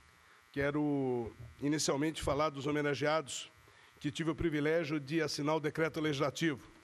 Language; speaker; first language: Portuguese; native; Portuguese